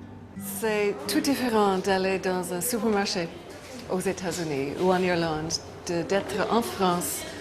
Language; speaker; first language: French; non-native, fluent; English